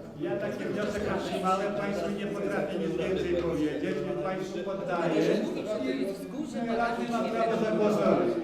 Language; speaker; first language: Polish; native; Polish